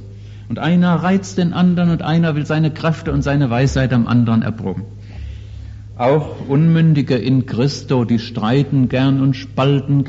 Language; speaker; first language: German; native; German